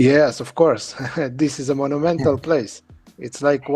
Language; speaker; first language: English; non-native, fluent; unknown